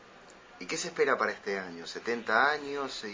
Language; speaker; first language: Spanish; native; Spanish